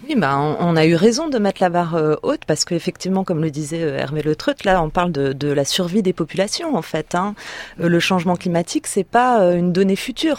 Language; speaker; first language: French; native; French